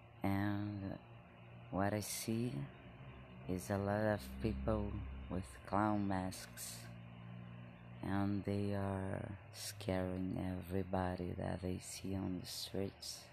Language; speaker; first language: English; non-native, learner; Spanish